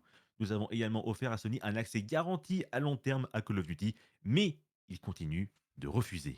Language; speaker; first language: French; native; French